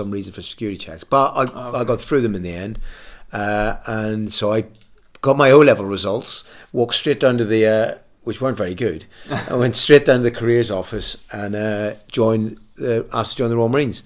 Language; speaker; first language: English; native; English